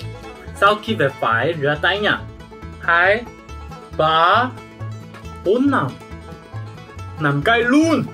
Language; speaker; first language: Vietnamese; non-native, learner; Korean